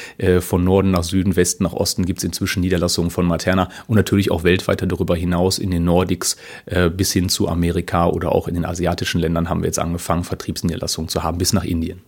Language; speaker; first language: German; native; German